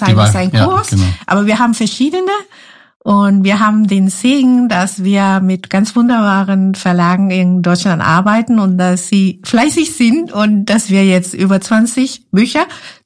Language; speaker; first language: German; non-native, fluent; Spanish